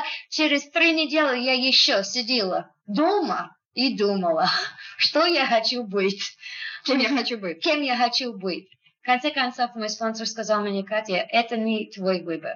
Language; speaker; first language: Russian; non-native, fluent; English